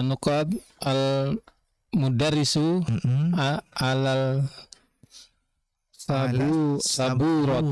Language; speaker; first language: Arabic; non-native, learner; Indonesian